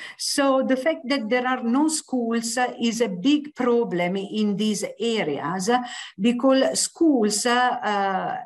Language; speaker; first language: English; non-native, fluent; Italian